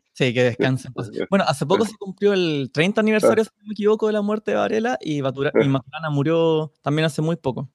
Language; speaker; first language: Spanish; native; Spanish